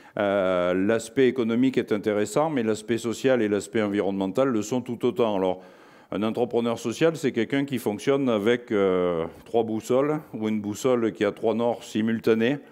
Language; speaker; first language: French; native; French